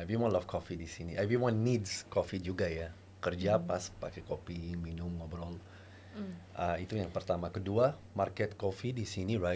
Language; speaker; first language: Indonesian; non-native, learner; French